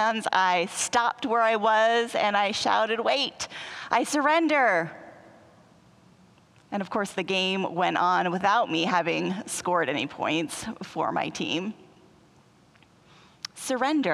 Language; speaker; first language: English; native; English